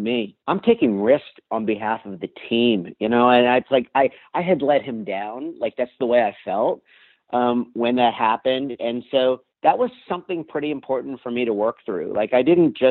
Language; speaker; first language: English; native; English